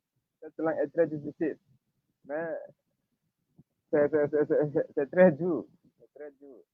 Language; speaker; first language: French; non-native, fluent; Ewe